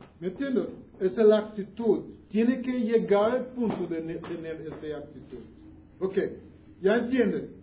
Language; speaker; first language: Spanish; non-native, learner; English